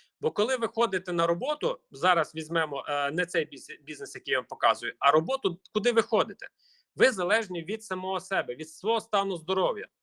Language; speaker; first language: Ukrainian; native; Ukrainian